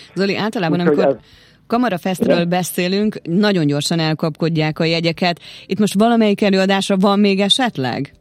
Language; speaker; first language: Hungarian; native; Hungarian